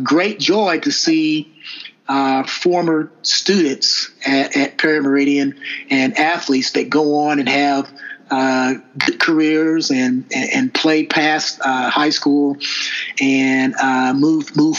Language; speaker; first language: English; native; English